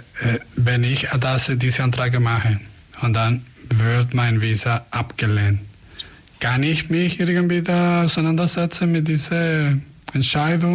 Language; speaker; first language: German; non-native, fluent; Spanish